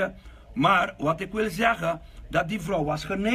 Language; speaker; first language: Dutch; non-native, local second language; Papiamento